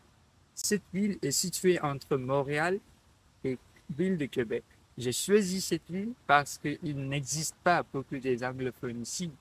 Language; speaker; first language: French; non-native, learner; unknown